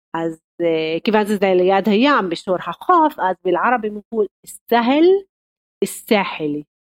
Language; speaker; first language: Hebrew; non-native, local second language; Arabic